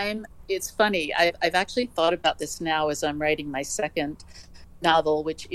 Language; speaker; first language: English; native; English